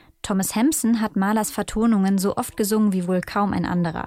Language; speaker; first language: German; native; German